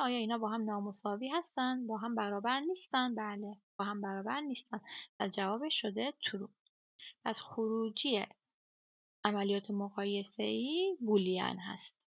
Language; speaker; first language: Persian; native; Persian